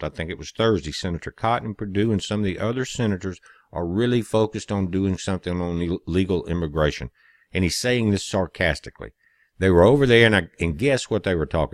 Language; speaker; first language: English; native; English